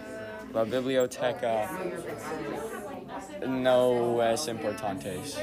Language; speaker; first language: Spanish; non-native, learner; English